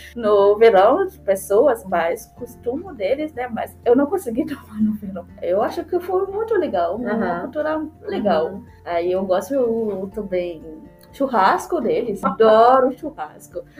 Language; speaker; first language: Portuguese; non-native, fluent; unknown